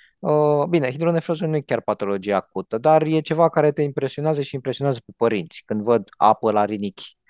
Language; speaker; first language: Romanian; native; Romanian